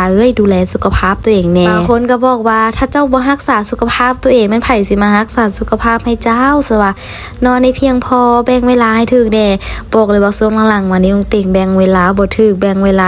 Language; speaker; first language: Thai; non-native, learner; Lao